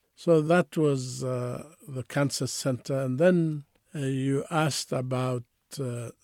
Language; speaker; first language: English; non-native, fluent; Tigrinya